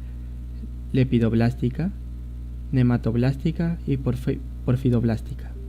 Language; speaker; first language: Spanish; native; Spanish